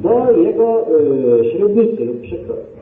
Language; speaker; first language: Polish; native; Polish